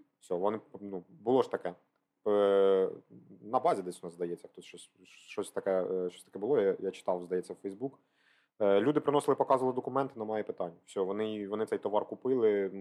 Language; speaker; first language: Ukrainian; native; Ukrainian